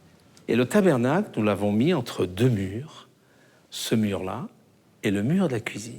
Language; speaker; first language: French; native; French